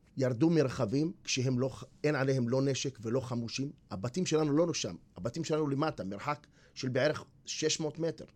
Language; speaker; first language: Hebrew; non-native, local second language; Arabic